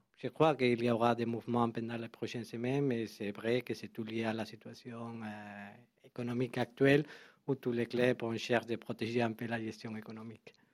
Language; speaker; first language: French; non-native, fluent; Spanish